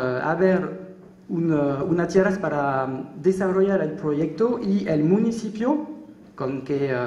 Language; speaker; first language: Spanish; non-native, learner; French